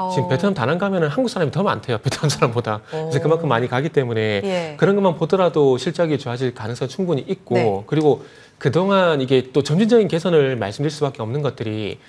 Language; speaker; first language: Korean; native; Korean